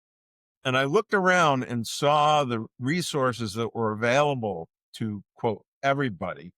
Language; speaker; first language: English; native; English